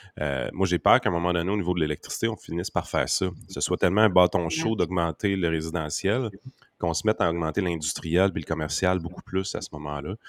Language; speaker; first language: French; native; French